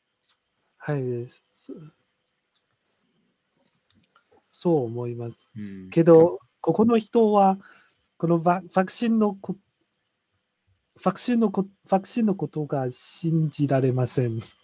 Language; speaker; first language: Japanese; non-native, learner; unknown